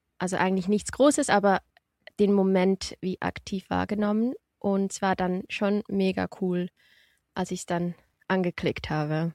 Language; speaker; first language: German; early bilingual, other home language; Portuguese